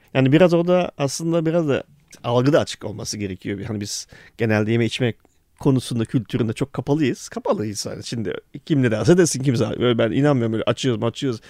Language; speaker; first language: Turkish; early bilingual, heritage; Turkish